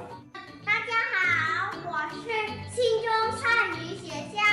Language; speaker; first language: Chinese; non-native, learner; Indonesian